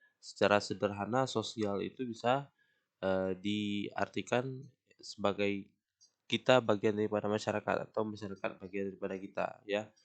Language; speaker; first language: Indonesian; native; Indonesian